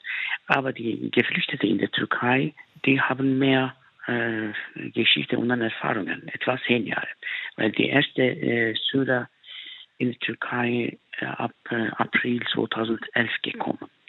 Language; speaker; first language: German; non-native, fluent; Turkish